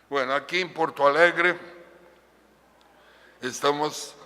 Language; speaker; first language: Spanish; non-native, fluent; Portuguese